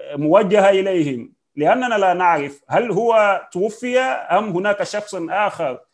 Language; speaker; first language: Arabic; non-native, fluent; Yoruba